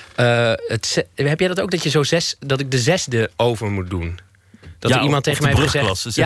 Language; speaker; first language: Dutch; native; Dutch